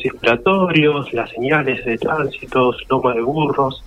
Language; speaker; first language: Spanish; native; Spanish